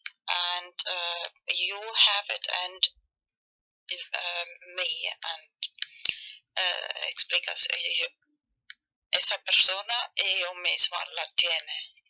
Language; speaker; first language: Spanish; non-native, fluent; German